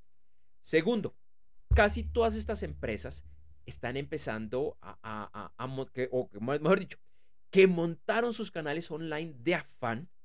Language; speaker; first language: Spanish; native; Spanish